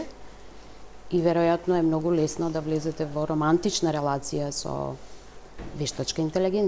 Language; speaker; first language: Macedonian; native; Macedonian